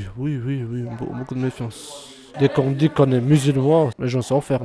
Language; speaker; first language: French; early bilingual, other home language; Bosnian